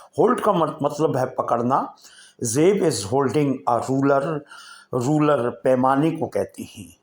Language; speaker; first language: Urdu; native; Urdu